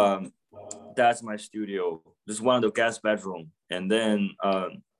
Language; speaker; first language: English; non-native, fluent; Chinese